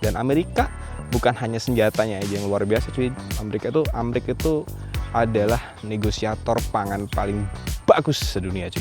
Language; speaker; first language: Indonesian; native; Indonesian